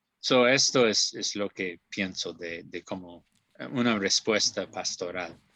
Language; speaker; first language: Spanish; non-native, learner; English